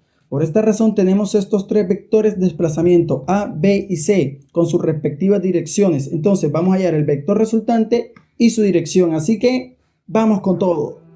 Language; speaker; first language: Spanish; native; Spanish